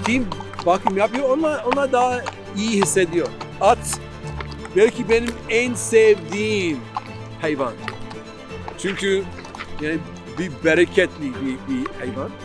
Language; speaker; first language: Turkish; non-native, learner; English